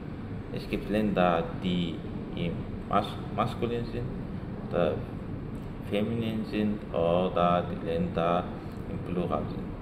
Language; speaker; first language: German; non-native, fluent; Azerbaijani